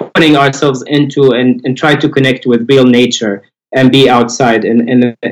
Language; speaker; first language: English; non-native, fluent; Arabic